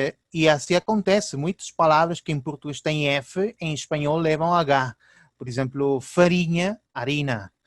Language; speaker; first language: Portuguese; early bilingual, heritage; Portuguese